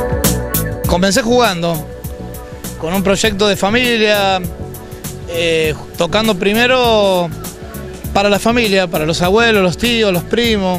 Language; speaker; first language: Spanish; native; Spanish